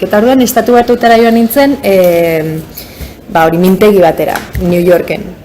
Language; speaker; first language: Basque; non-native, local second language; Spanish